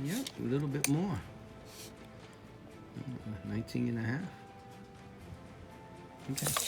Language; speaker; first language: English; native; English